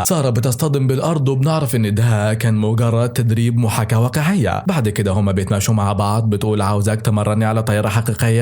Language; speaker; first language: Arabic; native; Arabic